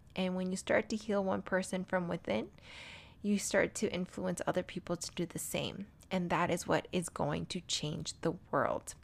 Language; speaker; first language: English; native; English